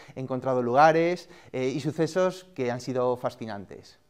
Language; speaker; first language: Spanish; native; Spanish